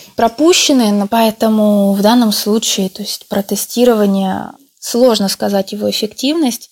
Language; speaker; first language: Russian; native; Russian